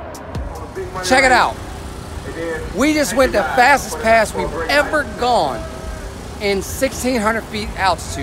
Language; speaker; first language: English; native; English